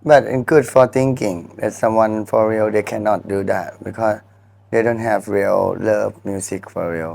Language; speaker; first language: English; non-native, learner; Thai